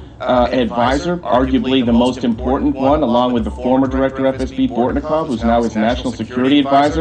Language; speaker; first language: English; native; English